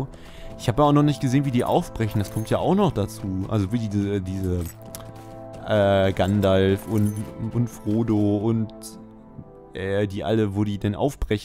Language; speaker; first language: German; native; German